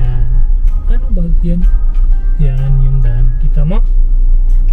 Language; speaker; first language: Filipino; non-native, learner; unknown